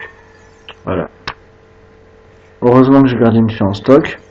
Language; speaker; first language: French; native; French